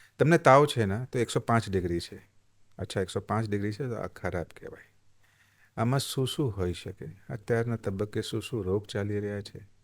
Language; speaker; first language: Gujarati; non-native, local second language; Hindi